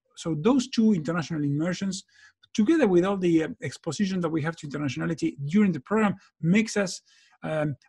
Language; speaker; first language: English; non-native, fluent; Spanish